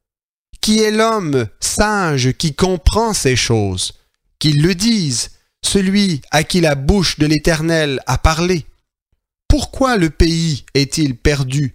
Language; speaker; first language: French; native; French